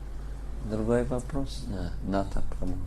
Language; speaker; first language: Russian; non-native, learner; English